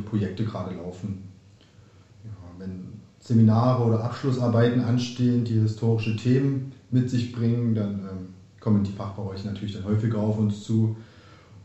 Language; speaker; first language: German; native; German